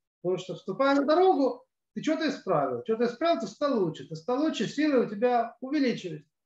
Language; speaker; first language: Russian; native; Russian